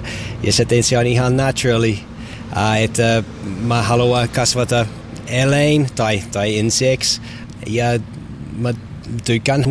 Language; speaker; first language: Finnish; non-native, learner; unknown